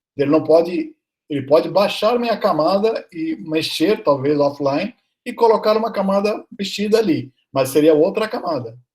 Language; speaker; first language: Portuguese; non-native, fluent; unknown